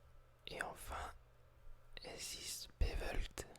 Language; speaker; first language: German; non-native, learner; French